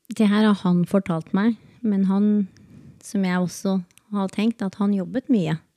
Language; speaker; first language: Norwegian; early bilingual, other home language; Spanish